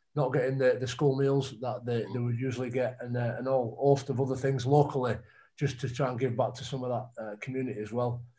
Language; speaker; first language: English; native; English